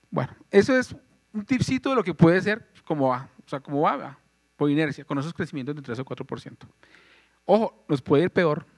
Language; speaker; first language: Spanish; native; Spanish